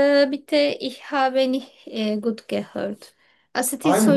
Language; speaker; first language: German; non-native, learner; Turkish